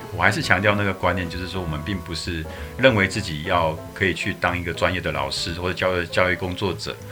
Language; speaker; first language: Chinese; native; Chinese